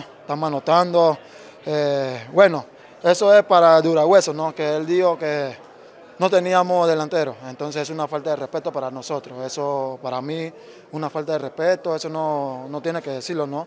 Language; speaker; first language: Spanish; native; Spanish